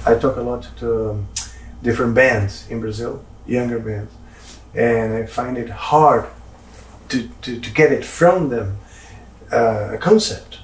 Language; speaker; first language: English; non-native, fluent; Portuguese